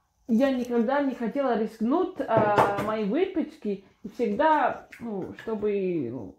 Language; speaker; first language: Russian; non-native, fluent; English